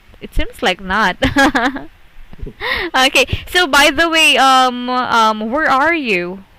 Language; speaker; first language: English; non-native, local second language; Filipino